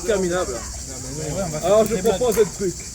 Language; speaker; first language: French; native; French